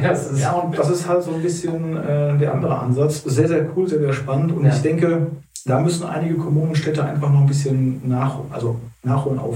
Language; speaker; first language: German; native; German